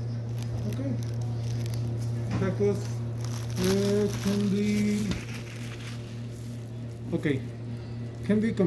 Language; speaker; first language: English; non-native, learner; Spanish